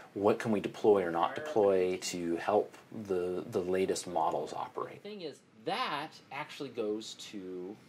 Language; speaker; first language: English; native; English